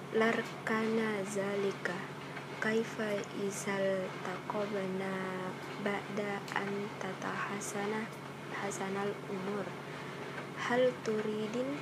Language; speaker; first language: Arabic; non-native, learner; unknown